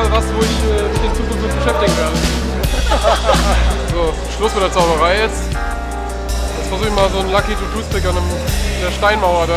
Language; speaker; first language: German; native; German